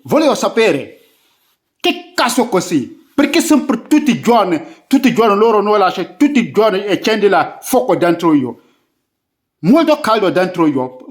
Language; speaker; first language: Italian; non-native, learner; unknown